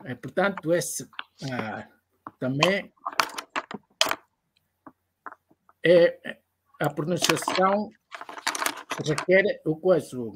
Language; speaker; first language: Portuguese; non-native, local second language; Kongo